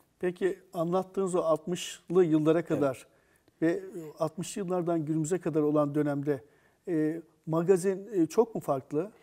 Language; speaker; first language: Turkish; native; Turkish